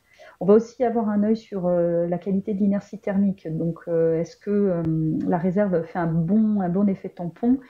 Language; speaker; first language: French; native; French